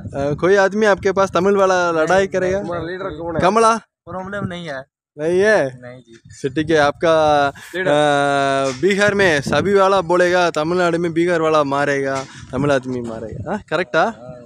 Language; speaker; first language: Hindi; non-native, learner; Tamil